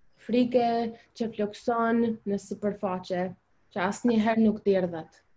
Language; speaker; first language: Albanian; early bilingual, heritage; Albanian